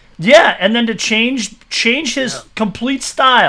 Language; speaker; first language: English; native; English